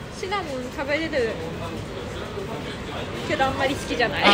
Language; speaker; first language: Japanese; native; Japanese